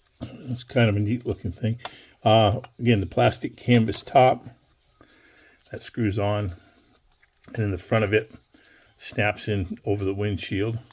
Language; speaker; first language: English; native; English